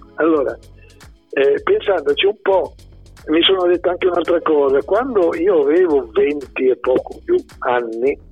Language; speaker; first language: Italian; native; Italian